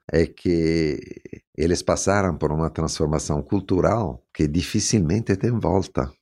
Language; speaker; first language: Portuguese; non-native, fluent; Italian